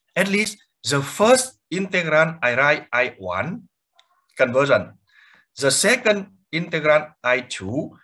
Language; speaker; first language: English; non-native, fluent; Vietnamese